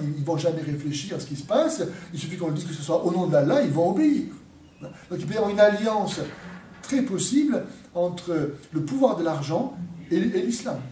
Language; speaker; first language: French; native; French